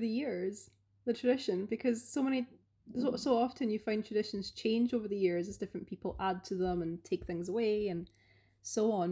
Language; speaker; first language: English; early bilingual, other home language; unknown